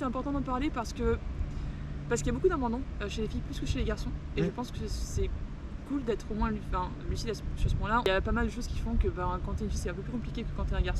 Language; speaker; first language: French; native; French